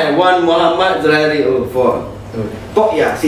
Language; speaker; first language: English; non-native, learner; Malay